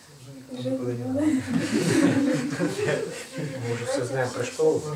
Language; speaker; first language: Russian; native; Russian